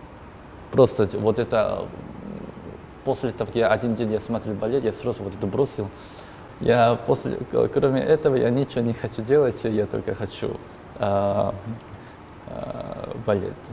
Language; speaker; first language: Russian; non-native, learner; Korean